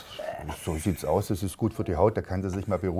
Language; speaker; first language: German; native; German